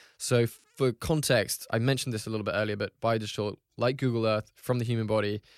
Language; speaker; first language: English; native; English